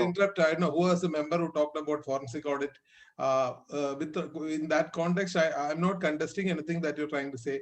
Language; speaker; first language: English; non-native, local second language; Malayalam